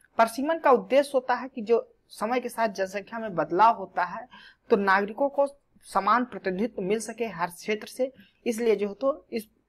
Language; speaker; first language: Hindi; native; Hindi